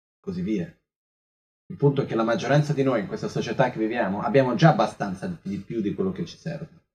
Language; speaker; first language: Italian; non-native, fluent; Portuguese